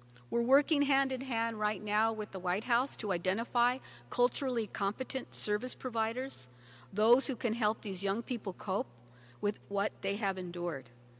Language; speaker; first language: English; early bilingual, other home language; Spanish